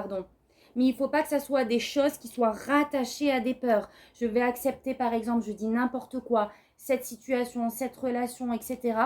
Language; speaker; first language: French; native; French